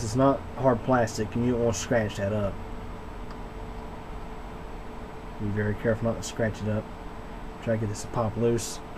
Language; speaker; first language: English; native; English